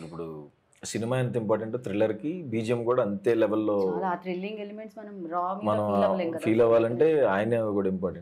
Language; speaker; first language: Telugu; native; Telugu